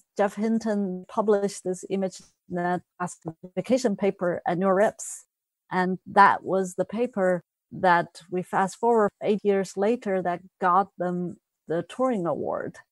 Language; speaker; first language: English; non-native, fluent; Chinese